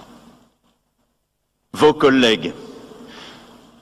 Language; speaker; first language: French; native; French